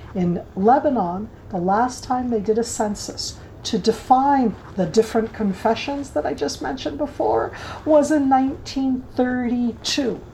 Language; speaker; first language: English; native; English